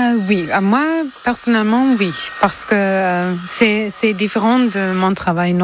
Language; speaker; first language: French; non-native, learner; German